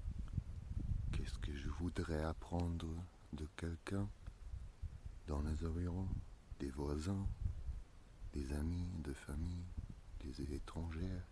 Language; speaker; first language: French; non-native, learner; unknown